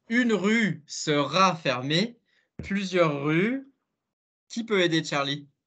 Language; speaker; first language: French; non-native, fluent; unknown